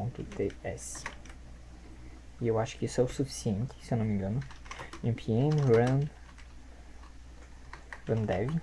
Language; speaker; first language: Portuguese; native; Portuguese